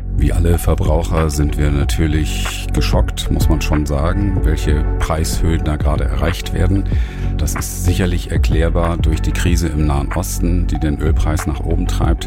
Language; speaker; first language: German; native; German